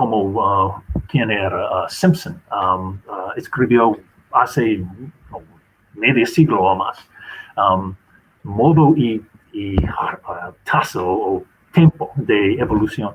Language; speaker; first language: Spanish; non-native, fluent; English